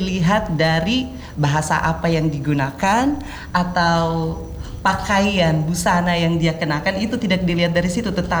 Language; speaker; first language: Indonesian; non-native, local second language; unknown